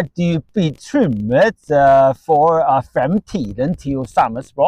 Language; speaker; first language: Norwegian; non-native, learner; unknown